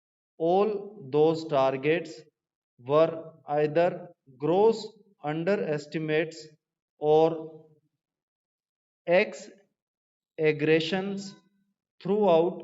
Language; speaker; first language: English; non-native, local second language; Hindi